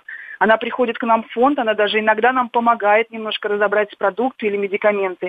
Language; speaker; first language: Russian; native; Russian